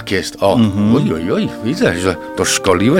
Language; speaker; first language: Polish; non-native, fluent; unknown